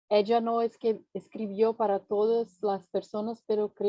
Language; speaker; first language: Spanish; non-native, fluent; Portuguese